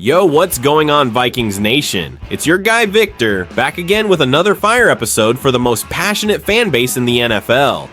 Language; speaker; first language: English; native; English